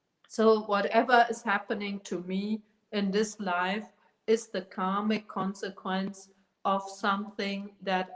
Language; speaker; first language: English; non-native, fluent; German